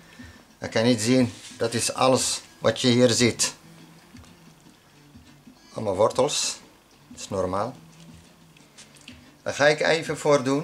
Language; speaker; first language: Dutch; non-native, learner; Arabic